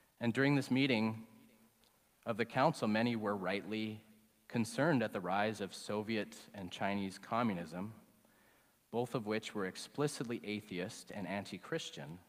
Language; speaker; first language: English; native; English